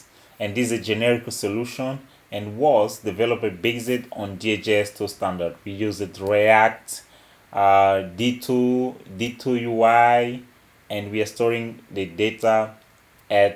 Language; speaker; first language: English; non-native, local second language; Portuguese